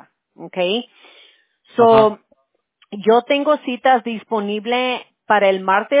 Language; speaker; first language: Spanish; early bilingual, heritage; English